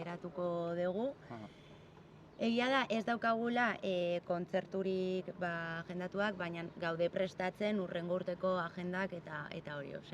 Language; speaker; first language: Basque; non-native, local second language; Spanish